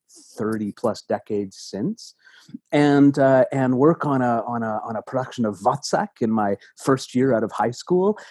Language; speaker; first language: English; native; English